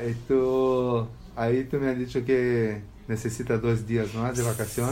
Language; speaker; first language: Spanish; non-native, learner; Portuguese